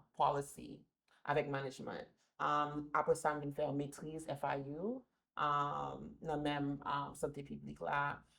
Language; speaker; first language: Haitian Creole; early bilingual, heritage; English